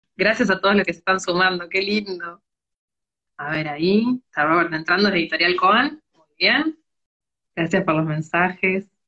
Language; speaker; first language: Spanish; native; Spanish